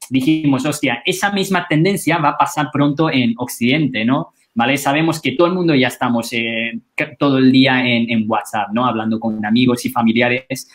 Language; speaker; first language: Spanish; non-native, fluent; Chinese